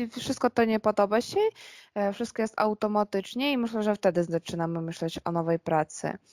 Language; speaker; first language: Polish; non-native, fluent; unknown